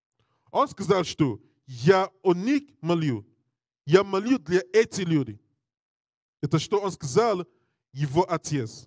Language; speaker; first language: Russian; non-native, learner; English